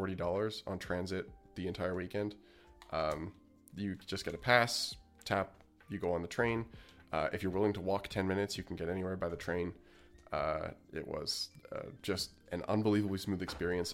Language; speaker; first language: English; native; English